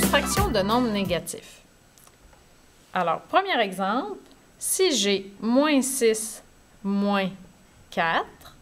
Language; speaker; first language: French; native; French